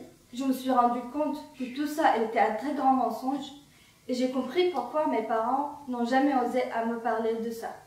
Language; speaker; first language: French; non-native, fluent; Arabic